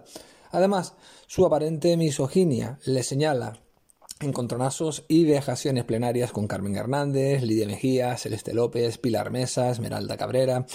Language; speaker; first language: Spanish; native; Spanish